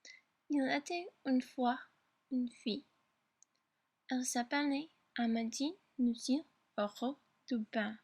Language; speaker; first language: French; non-native, learner; English